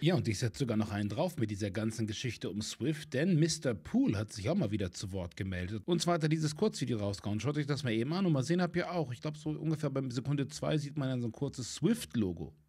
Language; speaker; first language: German; native; German